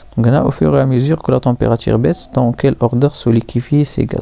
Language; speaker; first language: French; non-native, local second language; Arabic